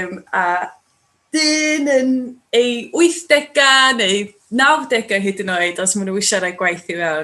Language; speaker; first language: Welsh; native; Welsh